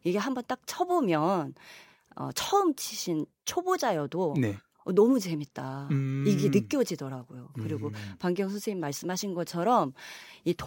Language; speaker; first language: Korean; native; Korean